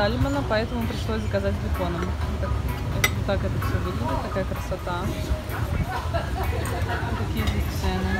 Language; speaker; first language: Russian; native; Russian